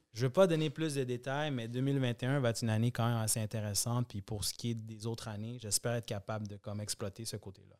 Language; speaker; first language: French; early bilingual, other home language; Spanish